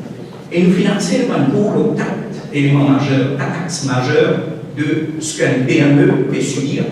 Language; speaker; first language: French; non-native, local second language; Morisyen